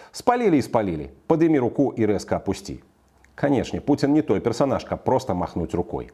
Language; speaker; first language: Belarusian; native; Belarusian